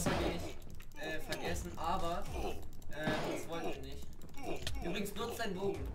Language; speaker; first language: German; native; German